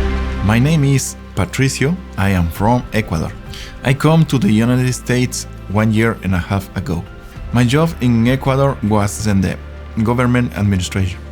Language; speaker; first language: English; non-native, learner; Spanish